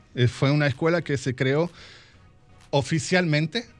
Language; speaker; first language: Spanish; early bilingual, heritage; Spanish